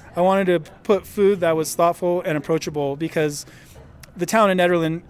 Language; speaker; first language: English; native; English